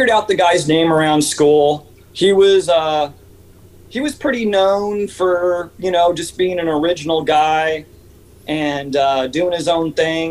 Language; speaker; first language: English; native; English